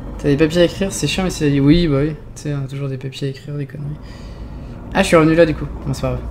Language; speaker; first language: French; native; French